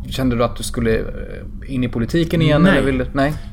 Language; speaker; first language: Swedish; native; Swedish